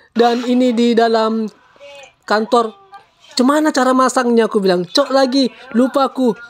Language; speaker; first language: Indonesian; native; Indonesian